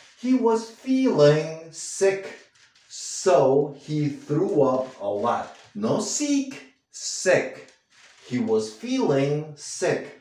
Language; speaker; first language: English; non-native, fluent; Spanish